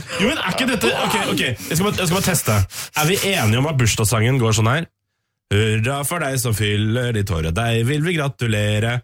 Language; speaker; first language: Norwegian; native; Norwegian